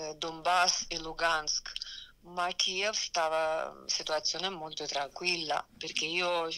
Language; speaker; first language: Italian; non-native, fluent; Ukrainian